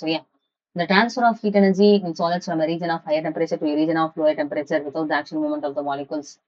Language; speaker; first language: English; non-native, local second language; Tamil